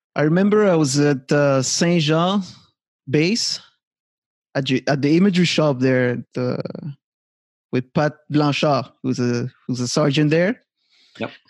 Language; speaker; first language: English; native; English